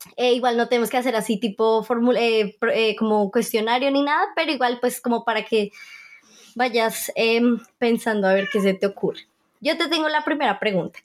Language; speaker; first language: Spanish; native; Spanish